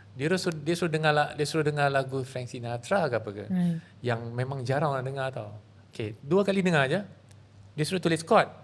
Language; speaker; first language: Malay; native; Malay